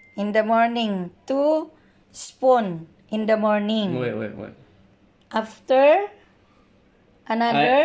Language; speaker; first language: English; non-native, learner; Filipino